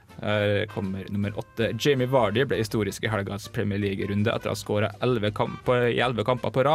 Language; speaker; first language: Norwegian; native; Norwegian